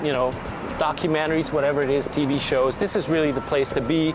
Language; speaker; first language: English; non-native, fluent; Swiss German